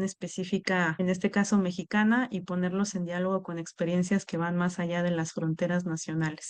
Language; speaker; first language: Spanish; native; Spanish